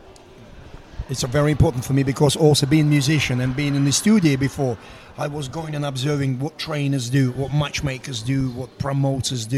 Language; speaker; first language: English; non-native, fluent; Russian